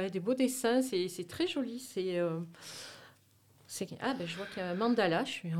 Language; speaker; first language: French; native; French